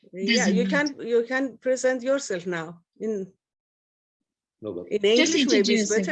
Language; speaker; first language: English; non-native, learner; Persian